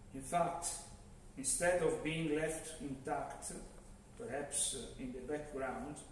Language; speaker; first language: English; non-native, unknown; Italian